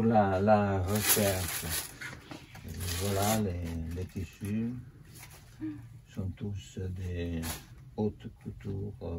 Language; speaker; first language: French; non-native, fluent; Italian